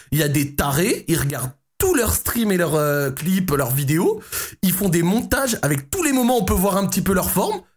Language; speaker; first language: French; native; French